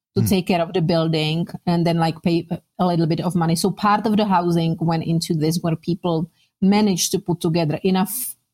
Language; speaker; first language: English; non-native, fluent; Czech